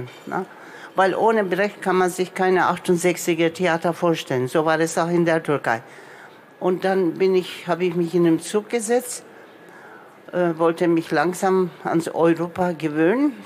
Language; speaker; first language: German; non-native, local second language; Turkish